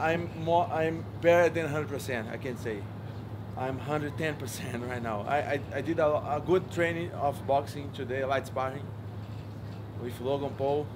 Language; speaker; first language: English; non-native, learner; Portuguese